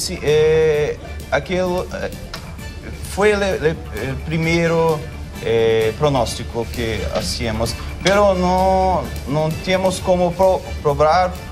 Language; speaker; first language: Spanish; non-native, local second language; Portuguese